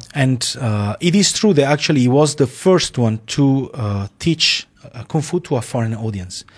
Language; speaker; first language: English; non-native, fluent; Italian